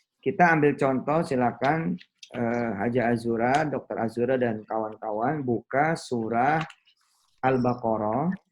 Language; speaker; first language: Indonesian; native; Indonesian